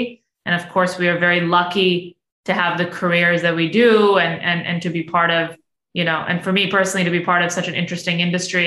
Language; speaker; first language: English; non-native, local second language; Urdu